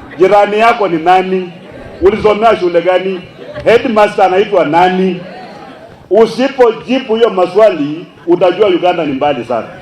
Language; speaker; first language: Swahili; non-native, local second language; Luyia